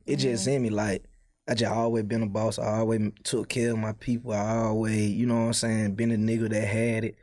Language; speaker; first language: English; native; English